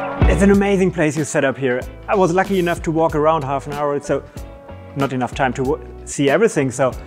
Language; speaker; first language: English; non-native, fluent; German